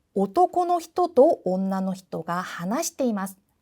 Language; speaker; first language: Japanese; non-native, fluent; Korean